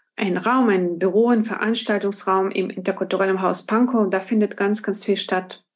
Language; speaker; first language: German; non-native, fluent; Ukrainian